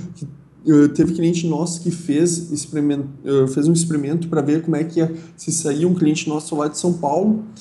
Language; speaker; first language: Portuguese; native; Portuguese